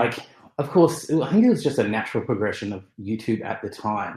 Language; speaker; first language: English; native; English